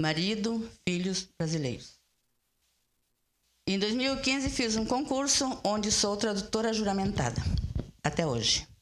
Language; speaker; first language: Portuguese; early bilingual, other home language; Spanish